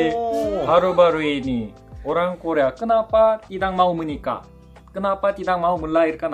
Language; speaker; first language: Indonesian; non-native, fluent; Korean